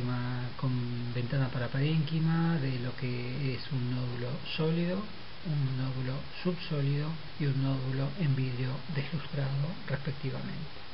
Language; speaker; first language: Spanish; native; Spanish